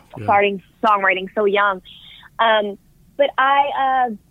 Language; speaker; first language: English; native; English